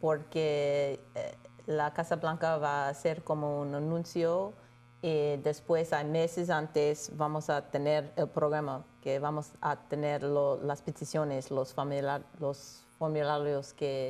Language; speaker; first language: Spanish; non-native, fluent; English